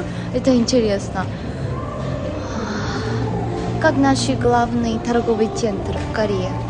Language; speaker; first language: Russian; non-native, learner; Korean